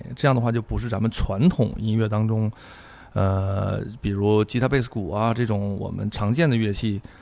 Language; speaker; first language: Chinese; native; Chinese